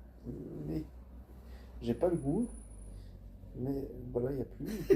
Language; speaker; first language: French; native; French